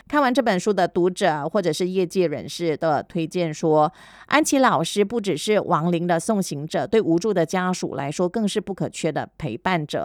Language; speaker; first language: Chinese; native; Chinese